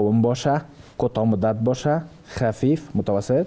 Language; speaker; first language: Persian; native; Persian